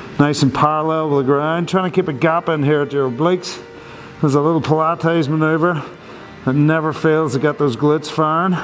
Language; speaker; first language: English; native; English